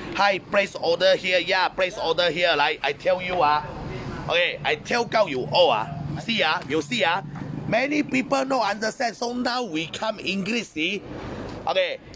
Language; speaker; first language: English; non-native, local second language; Chinese